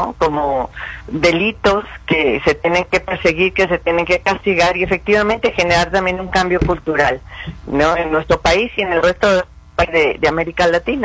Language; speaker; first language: Spanish; native; Spanish